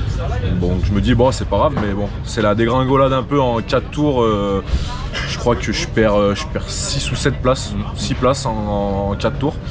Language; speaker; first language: French; native; French